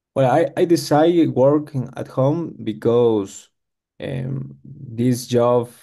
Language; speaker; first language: English; non-native, learner; Spanish